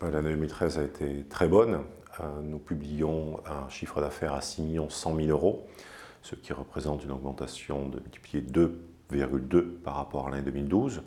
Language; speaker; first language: French; native; French